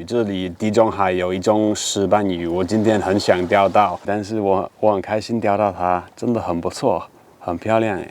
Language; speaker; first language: Chinese; non-native, fluent; English